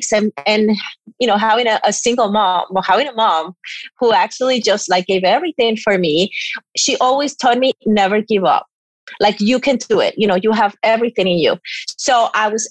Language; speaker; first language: English; non-native, fluent; Spanish